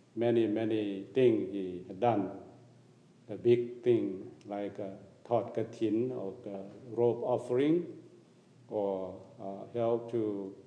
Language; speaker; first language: English; non-native, fluent; Thai